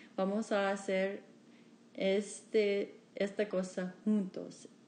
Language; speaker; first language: Spanish; non-native, learner; English